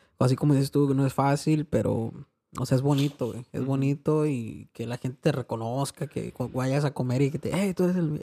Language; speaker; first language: Spanish; early bilingual, heritage; Spanish